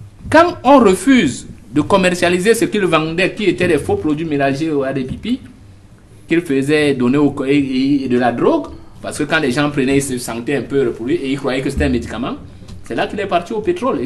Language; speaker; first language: French; native; French